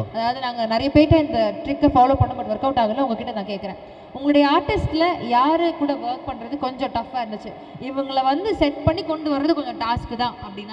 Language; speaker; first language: Tamil; native; Tamil